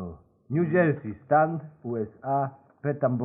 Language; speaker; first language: Polish; native; Polish